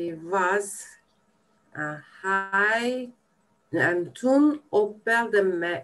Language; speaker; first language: Dutch; non-native, learner; Turkish